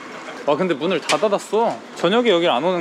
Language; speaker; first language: Korean; native; Korean